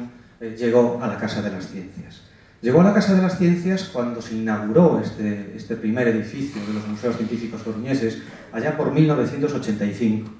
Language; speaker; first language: Spanish; native; Spanish